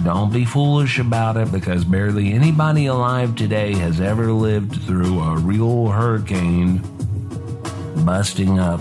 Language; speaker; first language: English; native; English